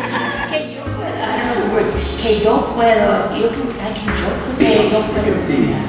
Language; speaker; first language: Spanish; non-native, learner; English